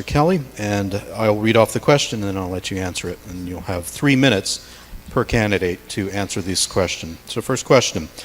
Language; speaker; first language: English; native; English